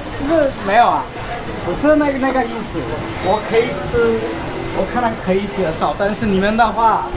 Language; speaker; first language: Chinese; non-native, learner; Bangla